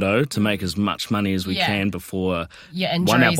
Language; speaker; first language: English; native; English